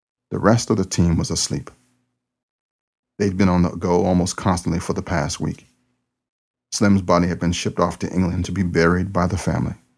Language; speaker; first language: English; native; English